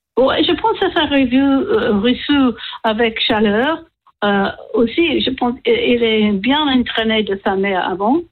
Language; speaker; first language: French; non-native, learner; English